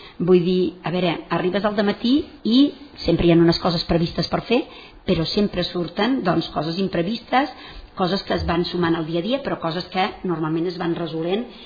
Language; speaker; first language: Catalan; non-native, local second language; Spanish